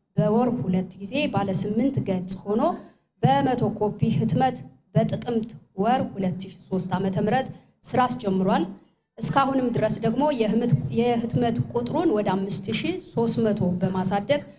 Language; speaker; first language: Amharic; non-native, local second language; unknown